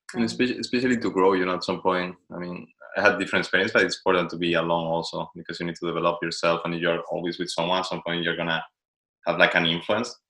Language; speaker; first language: English; non-native, fluent; Spanish